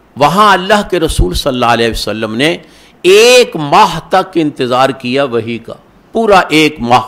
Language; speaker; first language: Urdu; non-native, local second language; Punjabi